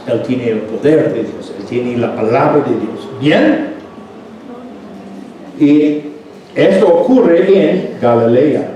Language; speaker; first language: Spanish; non-native, fluent; English